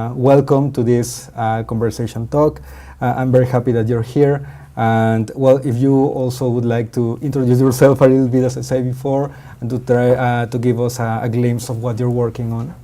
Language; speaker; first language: English; non-native, fluent; Spanish